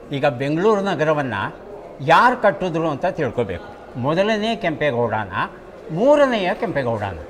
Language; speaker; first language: Kannada; native; Kannada